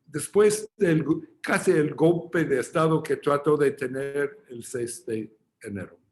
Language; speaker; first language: Spanish; non-native, fluent; English